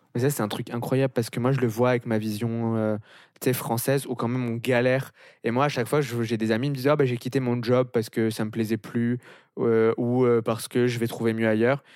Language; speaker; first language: French; native; French